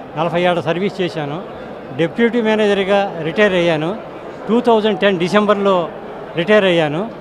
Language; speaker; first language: Telugu; native; Telugu